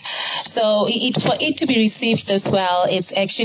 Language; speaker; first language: English; non-native, local second language; Zulu